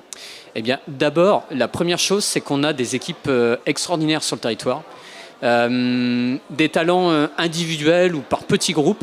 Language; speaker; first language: French; native; French